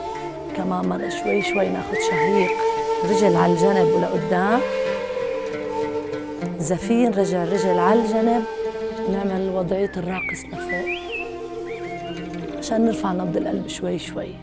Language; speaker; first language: Arabic; native; Arabic